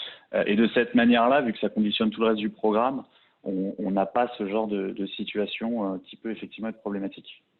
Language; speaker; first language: French; native; French